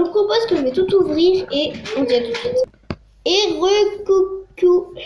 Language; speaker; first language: French; native; French